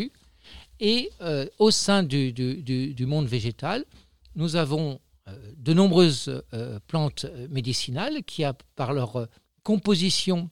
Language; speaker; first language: French; native; French